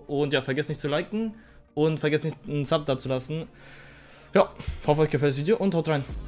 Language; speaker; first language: German; native; German